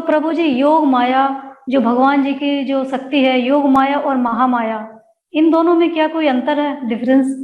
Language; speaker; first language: Hindi; native; Hindi